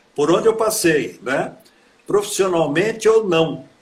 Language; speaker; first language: Portuguese; native; Portuguese